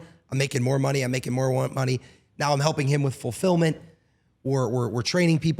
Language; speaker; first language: English; native; English